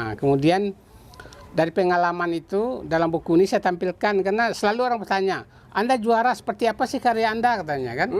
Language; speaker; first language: Indonesian; non-native, local second language; Minangkabau